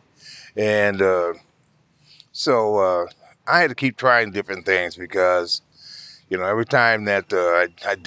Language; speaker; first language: English; native; English